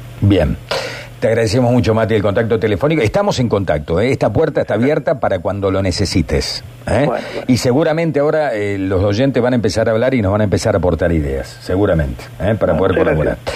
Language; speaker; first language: Spanish; native; Spanish